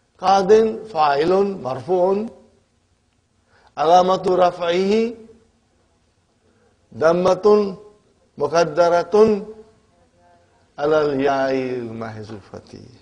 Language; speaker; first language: Arabic; non-native, fluent; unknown